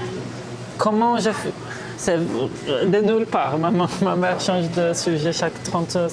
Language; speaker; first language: French; early bilingual, heritage; Portuguese